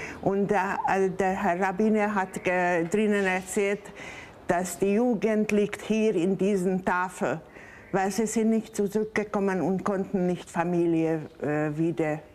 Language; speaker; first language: German; non-native, fluent; Hungarian